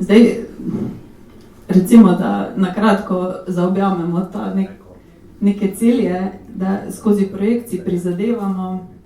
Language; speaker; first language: Slovenian; native; Slovenian